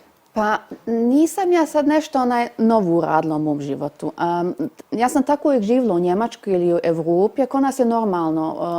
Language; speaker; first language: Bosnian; early bilingual, heritage; Bosnian